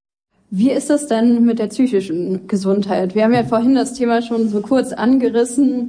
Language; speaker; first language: German; native; German